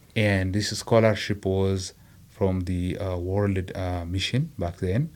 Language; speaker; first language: English; non-native, fluent; Amharic